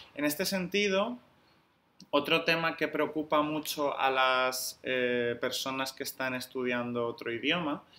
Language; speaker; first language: Spanish; native; Spanish